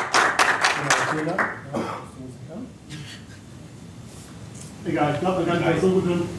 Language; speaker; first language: German; native; German